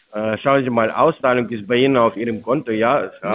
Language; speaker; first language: German; non-native, fluent; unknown